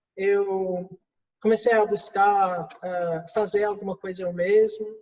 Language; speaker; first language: Portuguese; non-native, fluent; English